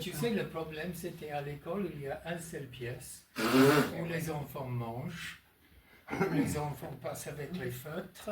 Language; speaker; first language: French; non-native, fluent; English